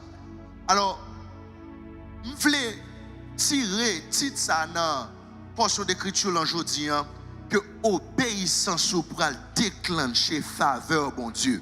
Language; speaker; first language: French; non-native, local second language; Haitian Creole